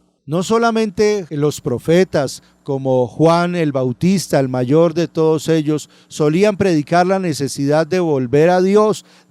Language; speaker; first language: Spanish; native; Spanish